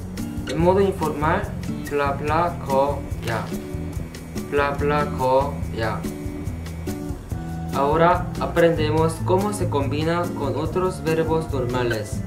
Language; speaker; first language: Spanish; non-native, fluent; Korean